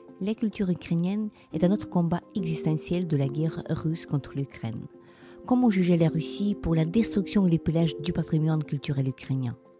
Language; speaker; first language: French; non-native, fluent; Ukrainian